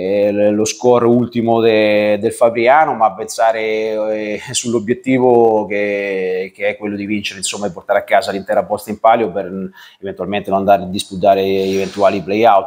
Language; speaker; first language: Italian; native; Italian